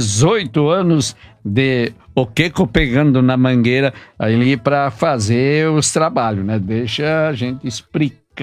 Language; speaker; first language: Portuguese; native; Portuguese